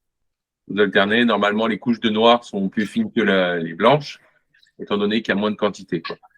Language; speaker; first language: French; native; French